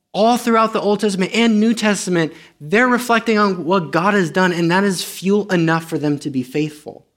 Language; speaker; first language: English; non-native, fluent; Romanian